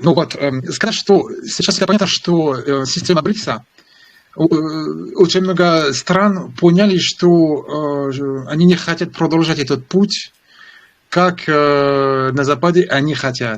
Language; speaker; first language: Russian; non-native, learner; French